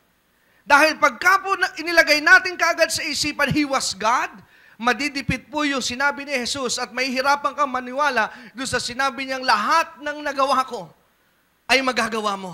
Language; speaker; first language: Filipino; native; Filipino